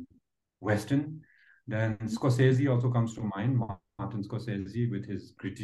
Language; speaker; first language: English; non-native, fluent; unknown